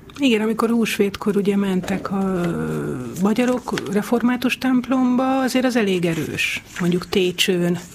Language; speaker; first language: Hungarian; native; Hungarian